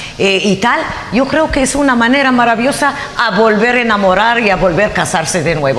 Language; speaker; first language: Spanish; native; Spanish